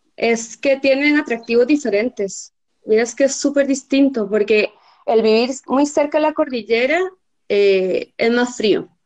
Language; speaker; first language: Spanish; native; Spanish